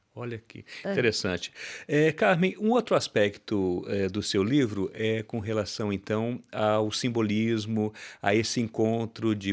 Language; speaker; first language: Portuguese; native; Portuguese